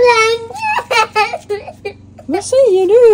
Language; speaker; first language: Swedish; native; Swedish